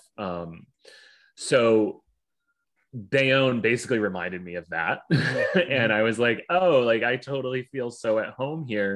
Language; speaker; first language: English; native; English